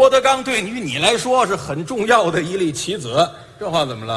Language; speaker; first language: Chinese; native; Chinese